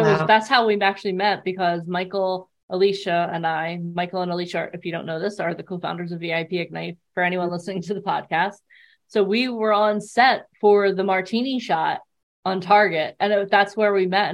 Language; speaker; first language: English; native; English